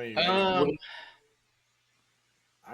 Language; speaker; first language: English; native; English